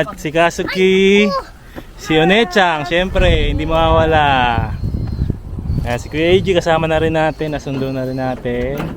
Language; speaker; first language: Filipino; native; Filipino